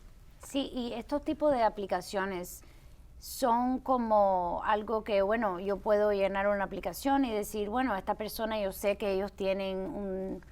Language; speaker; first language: Spanish; early bilingual, heritage; Spanish